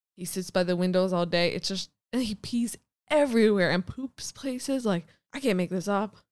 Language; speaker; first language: English; native; English